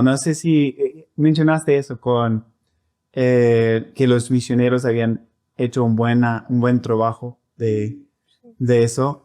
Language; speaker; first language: Spanish; non-native, fluent; English